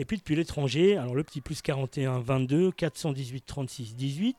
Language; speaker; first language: French; native; French